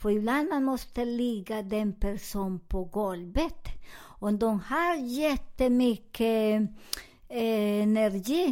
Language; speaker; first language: Swedish; non-native, learner; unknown